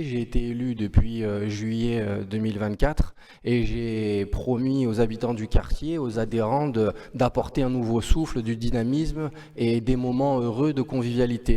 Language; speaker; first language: French; native; French